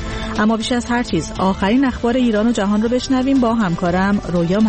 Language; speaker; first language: Persian; native; Persian